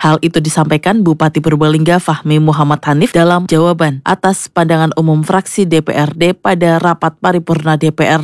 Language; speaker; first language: Indonesian; native; Indonesian